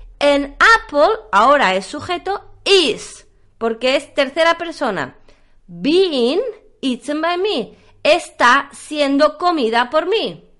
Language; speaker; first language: Spanish; native; Spanish